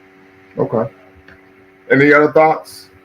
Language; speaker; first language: English; native; English